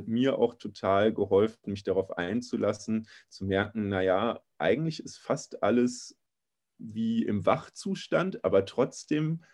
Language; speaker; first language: German; native; German